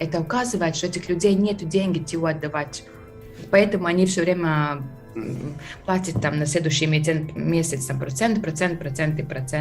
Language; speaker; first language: Russian; non-native, fluent; Latvian